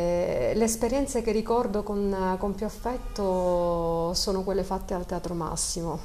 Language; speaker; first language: Italian; native; Italian